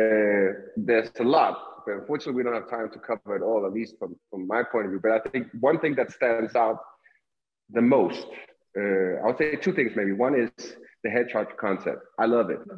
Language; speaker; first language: English; non-native, fluent; Danish